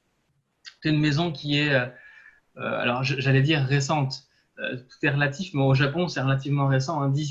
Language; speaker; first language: French; native; French